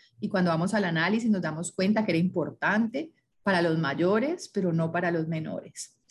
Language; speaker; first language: Spanish; native; Spanish